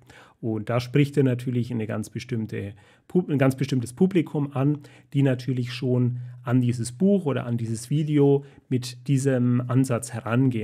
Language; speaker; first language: German; native; German